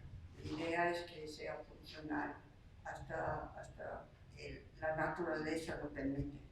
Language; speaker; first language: Spanish; non-native, fluent; Slovak